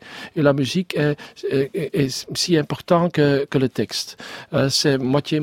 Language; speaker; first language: French; non-native, learner; Dutch